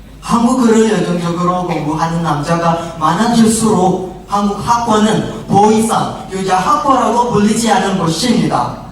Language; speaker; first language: Korean; non-native, fluent; Indonesian